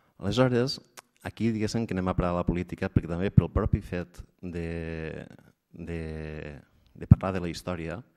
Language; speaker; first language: Catalan; native; Catalan